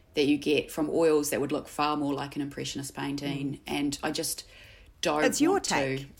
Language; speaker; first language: English; native; English